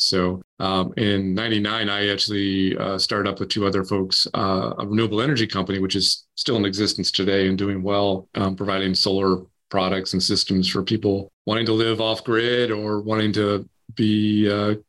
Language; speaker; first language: English; native; English